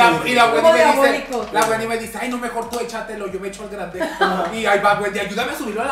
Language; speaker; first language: Spanish; native; Spanish